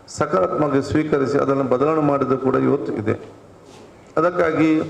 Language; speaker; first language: Kannada; non-native, local second language; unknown